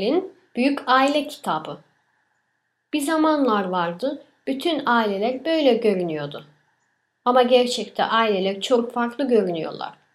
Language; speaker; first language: Turkish; early bilingual, other home language; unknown